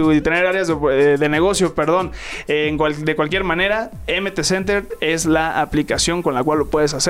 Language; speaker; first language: Spanish; native; Spanish